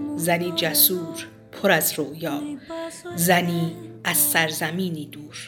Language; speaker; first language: Persian; native; Persian